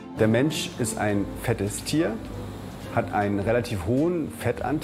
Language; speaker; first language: German; native; German